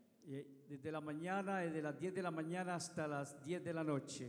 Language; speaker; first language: Spanish; native; Spanish